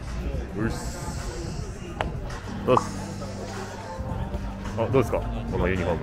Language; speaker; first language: Japanese; native; Japanese